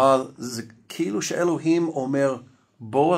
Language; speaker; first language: Hebrew; non-native, fluent; English